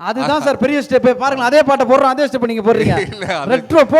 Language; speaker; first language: Tamil; native; Tamil